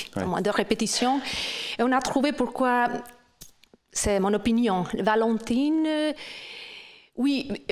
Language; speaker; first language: French; non-native, fluent; Albanian